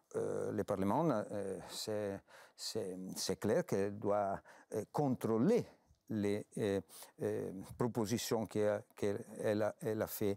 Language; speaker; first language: French; non-native, fluent; Italian